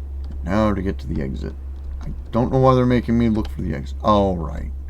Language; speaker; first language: English; native; English